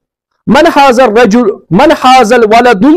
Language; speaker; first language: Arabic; non-native, fluent; Kashmiri